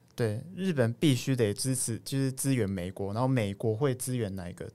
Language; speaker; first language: Chinese; non-native, fluent; Japanese